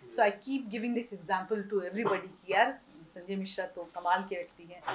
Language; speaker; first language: Hindi; native; Hindi